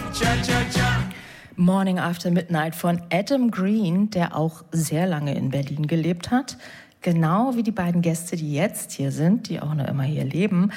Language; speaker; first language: German; native; German